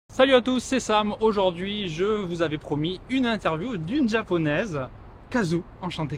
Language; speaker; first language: French; native; French